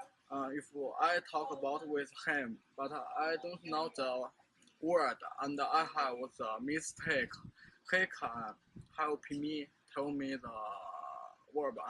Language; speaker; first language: English; non-native, learner; Chinese